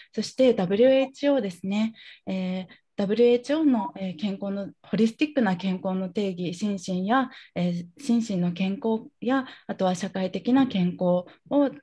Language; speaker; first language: Japanese; native; Japanese